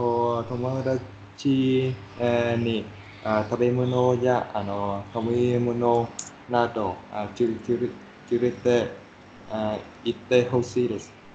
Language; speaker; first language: Japanese; non-native, learner; Vietnamese